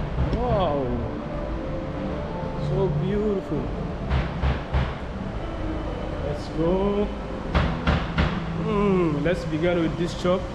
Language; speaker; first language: English; non-native, fluent; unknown